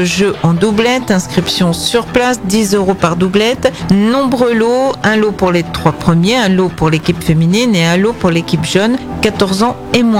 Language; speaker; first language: French; native; French